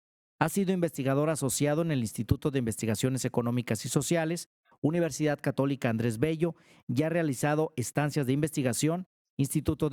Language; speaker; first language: Spanish; native; Spanish